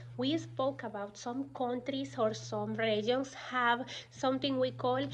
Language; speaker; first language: English; non-native, fluent; Spanish